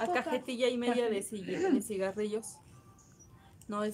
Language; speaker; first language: Spanish; native; Spanish